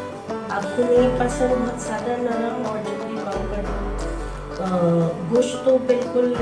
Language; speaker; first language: Hindi; non-native, learner; Filipino